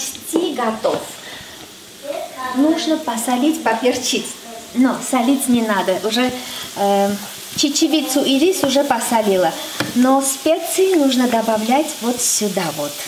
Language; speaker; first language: Russian; non-native, fluent; Armenian